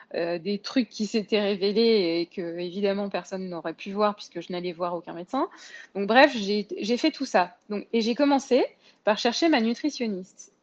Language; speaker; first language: French; native; French